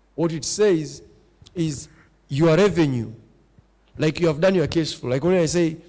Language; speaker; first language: English; non-native, local second language; Swahili